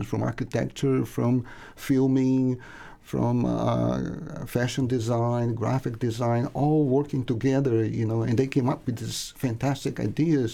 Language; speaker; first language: English; non-native, fluent; Portuguese